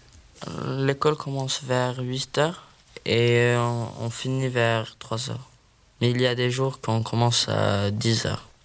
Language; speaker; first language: French; non-native, learner; Swedish